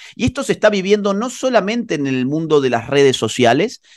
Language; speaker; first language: Spanish; native; Spanish